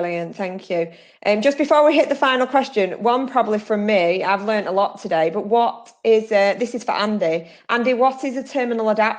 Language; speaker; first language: English; native; English